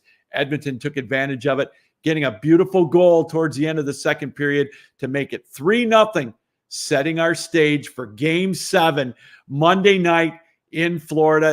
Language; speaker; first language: English; native; English